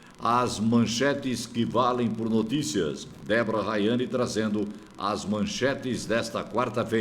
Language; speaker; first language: Portuguese; native; Portuguese